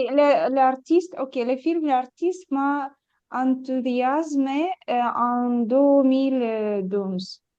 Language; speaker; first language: French; non-native, learner; Ukrainian